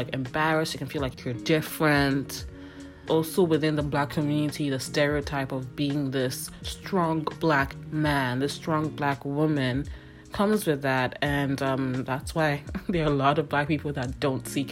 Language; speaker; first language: English; non-native, local second language; Akan